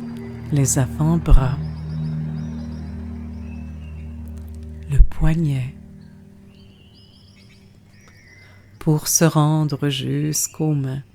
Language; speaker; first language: French; native; French